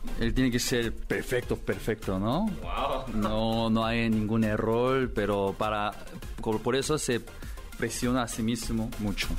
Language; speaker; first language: Spanish; non-native, learner; Korean